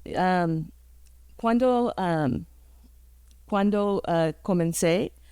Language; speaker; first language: Spanish; early bilingual, heritage; English